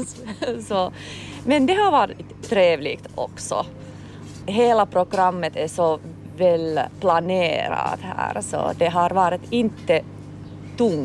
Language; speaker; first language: Swedish; non-native, learner; Finnish